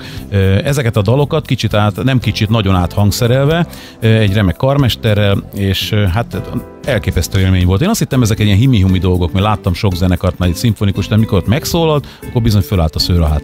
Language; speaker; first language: Hungarian; native; Hungarian